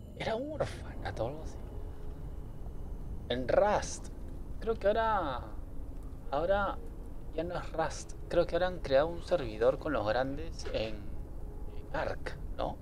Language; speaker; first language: Spanish; native; Spanish